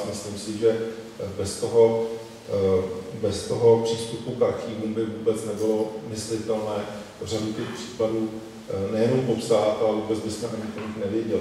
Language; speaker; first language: Czech; native; Czech